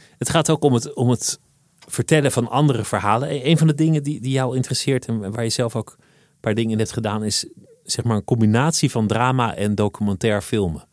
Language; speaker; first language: Dutch; native; Dutch